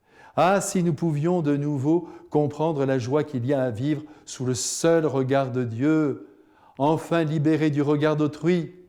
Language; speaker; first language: French; native; French